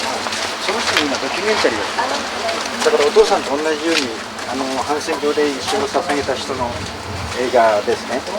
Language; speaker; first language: Japanese; native; Japanese